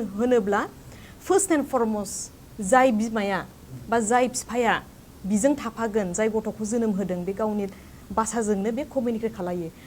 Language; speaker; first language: Bodo; non-native, local second language; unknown